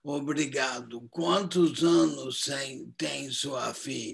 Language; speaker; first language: Portuguese; non-native, fluent; English